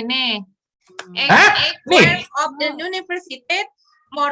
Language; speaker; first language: Dutch; non-native, learner; Indonesian